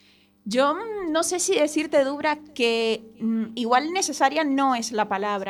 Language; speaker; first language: Spanish; native; Spanish